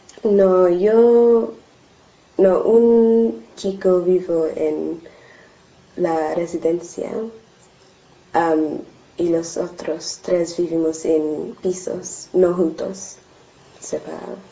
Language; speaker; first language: Spanish; non-native, learner; English